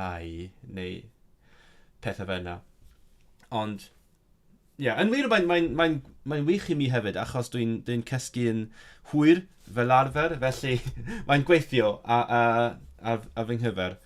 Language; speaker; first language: Welsh; non-native, learner; Cantonese